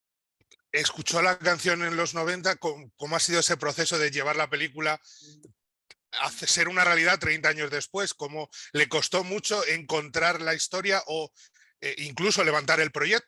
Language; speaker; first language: Spanish; native; Spanish